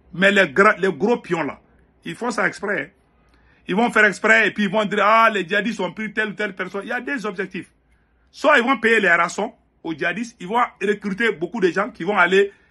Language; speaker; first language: French; non-native, local second language; Bambara